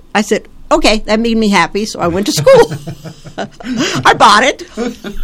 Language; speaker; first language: English; early bilingual, other home language; Italian